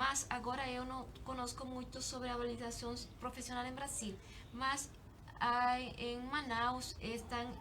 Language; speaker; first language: Portuguese; non-native, learner; Spanish